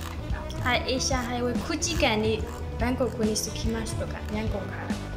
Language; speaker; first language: Japanese; non-native, learner; Burmese